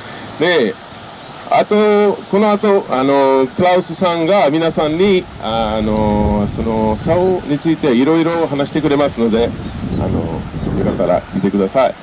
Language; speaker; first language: Japanese; non-native, fluent; French